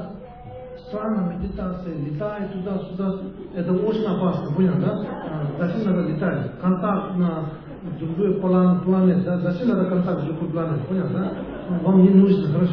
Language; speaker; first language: Russian; non-native, learner; Tibetan